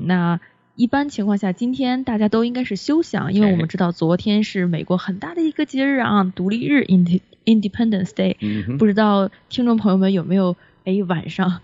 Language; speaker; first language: Chinese; native; Chinese